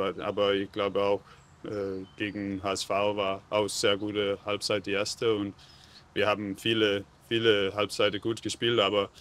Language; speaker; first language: German; non-native, learner; Danish